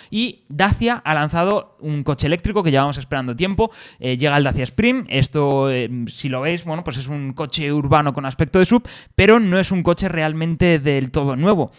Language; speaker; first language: Spanish; native; Spanish